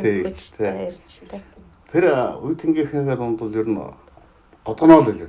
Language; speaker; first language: Mongolian; native; Mongolian